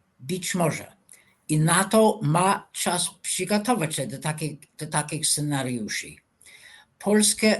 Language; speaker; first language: Polish; non-native, fluent; English